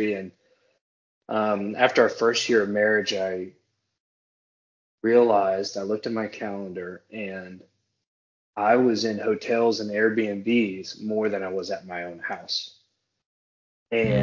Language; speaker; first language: English; native; English